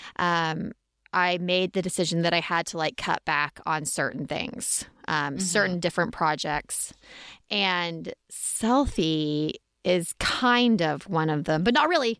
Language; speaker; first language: English; native; English